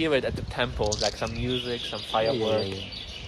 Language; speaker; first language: English; non-native, fluent; German